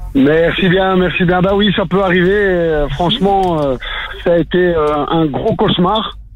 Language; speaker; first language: French; native; French